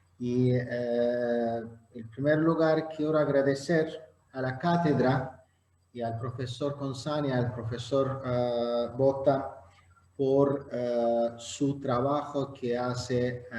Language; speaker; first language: Spanish; non-native, fluent; Azerbaijani